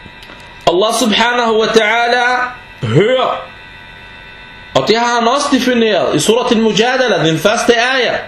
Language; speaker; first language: Danish; non-native, fluent; Arabic